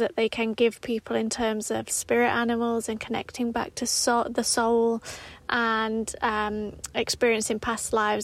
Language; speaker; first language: English; native; English